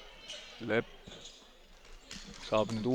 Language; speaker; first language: Estonian; native; Estonian